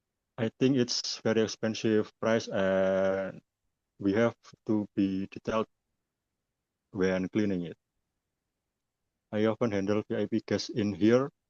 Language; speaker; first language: English; non-native, learner; Indonesian